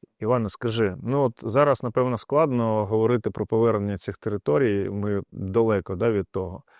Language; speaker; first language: Ukrainian; non-native, local second language; Russian